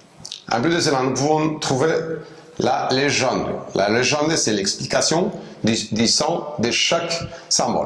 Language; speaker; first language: French; non-native, fluent; Spanish